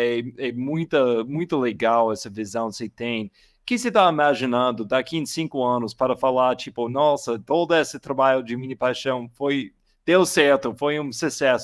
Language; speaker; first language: Portuguese; non-native, learner; English